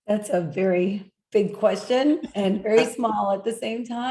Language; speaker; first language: English; native; English